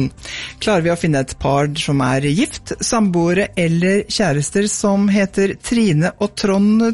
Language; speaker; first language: Norwegian; native; Norwegian